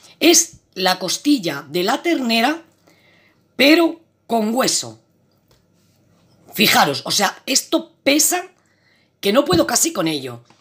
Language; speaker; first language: Spanish; native; Spanish